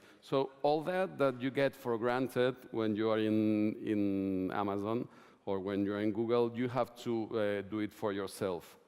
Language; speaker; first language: English; non-native, fluent; Spanish